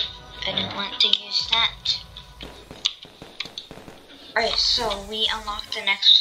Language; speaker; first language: English; native; English